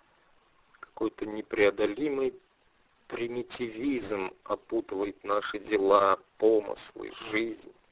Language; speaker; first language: Russian; native; Russian